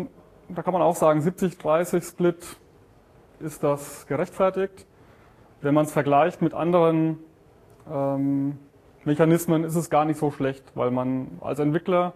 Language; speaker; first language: German; native; German